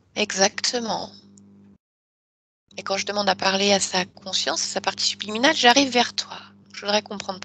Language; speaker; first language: French; native; French